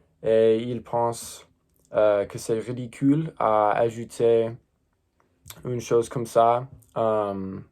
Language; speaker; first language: French; non-native, learner; English